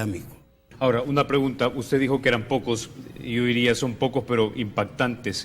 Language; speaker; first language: Spanish; native; Spanish